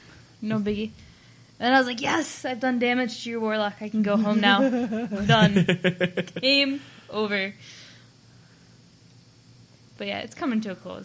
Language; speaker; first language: English; native; English